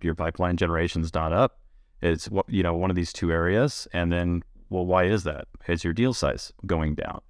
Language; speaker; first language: English; native; English